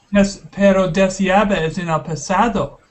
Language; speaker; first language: Spanish; non-native, learner; English